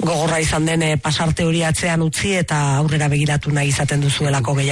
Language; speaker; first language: Basque; native; Basque